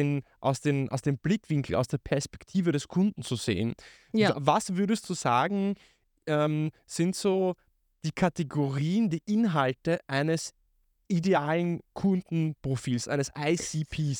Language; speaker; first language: German; native; German